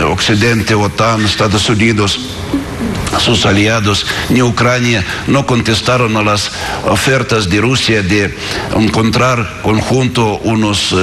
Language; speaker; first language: Spanish; non-native, fluent; Russian